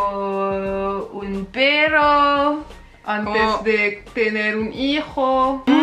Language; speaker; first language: Spanish; non-native, learner; French